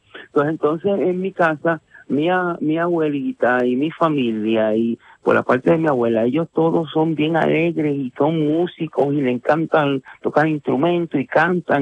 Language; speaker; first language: Spanish; native; Spanish